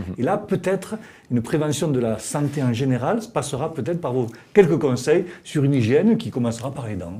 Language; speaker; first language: French; native; French